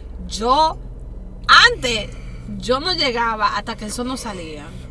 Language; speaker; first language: Spanish; early bilingual, heritage; Spanish